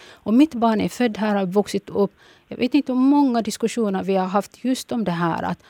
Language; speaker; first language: Swedish; early bilingual, other home language; Somali